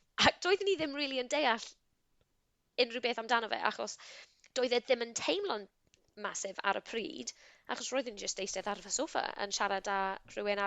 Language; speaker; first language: Welsh; non-native, local second language; English